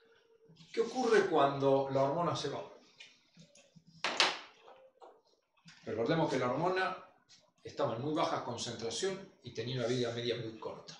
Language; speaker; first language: Spanish; native; Spanish